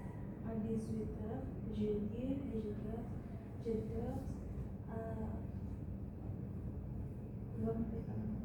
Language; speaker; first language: French; non-native, learner; Indonesian